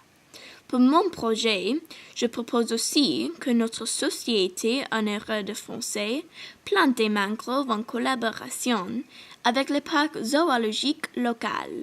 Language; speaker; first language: French; non-native, learner; English